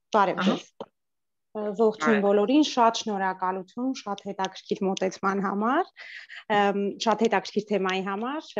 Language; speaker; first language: Armenian; native; Armenian